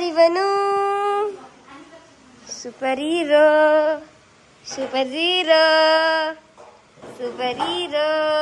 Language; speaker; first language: Kannada; native; Kannada